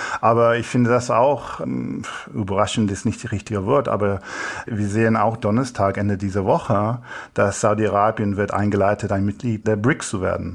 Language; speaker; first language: German; non-native, fluent; English